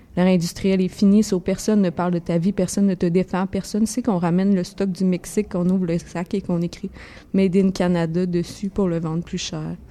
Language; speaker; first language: French; native; French